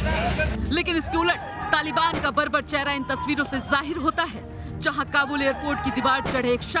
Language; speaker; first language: Hindi; native; Hindi